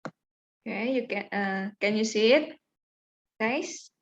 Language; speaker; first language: English; non-native, learner; Indonesian